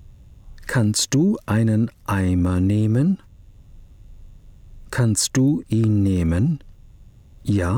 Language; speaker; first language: German; non-native, fluent; English